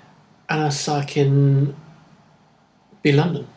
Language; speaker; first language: Arabic; non-native, learner; English